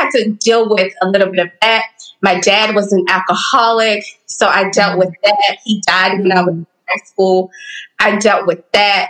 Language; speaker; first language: English; native; English